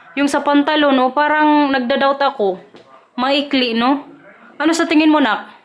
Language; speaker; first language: Filipino; non-native, local second language; Waray